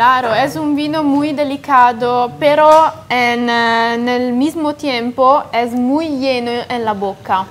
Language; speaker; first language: Spanish; non-native, fluent; Italian